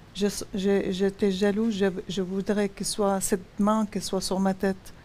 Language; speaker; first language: French; non-native, fluent; Arabic